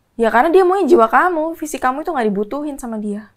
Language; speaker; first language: Indonesian; native; Indonesian